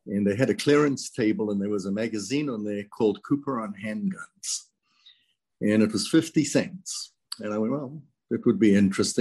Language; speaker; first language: English; native; English